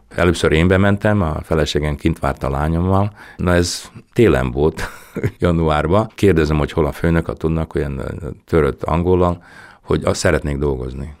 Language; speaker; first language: Hungarian; native; Hungarian